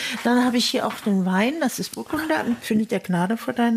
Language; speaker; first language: German; native; German